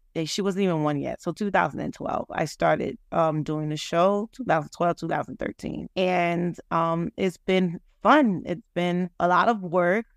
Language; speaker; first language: English; native; English